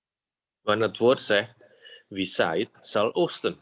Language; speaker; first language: Dutch; non-native, fluent; Indonesian